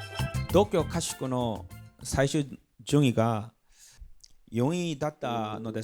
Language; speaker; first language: Japanese; non-native, learner; Korean